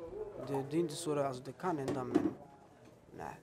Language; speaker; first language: Swedish; early bilingual, other home language; Albanian